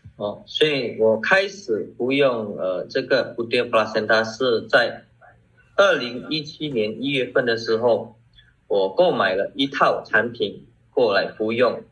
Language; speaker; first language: Chinese; early bilingual, heritage; Chinese